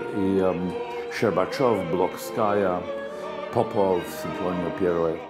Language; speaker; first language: Russian; early bilingual, heritage; Russian